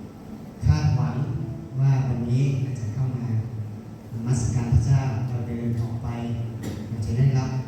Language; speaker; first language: Thai; non-native, local second language; Iu Mien